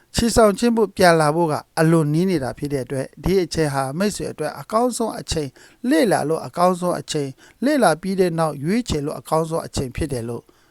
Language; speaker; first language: Burmese; non-native, local second language; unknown